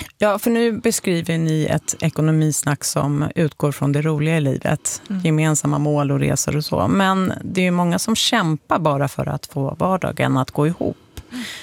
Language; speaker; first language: Swedish; native; Swedish